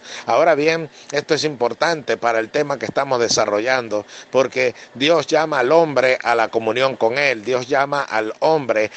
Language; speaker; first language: Spanish; native; Spanish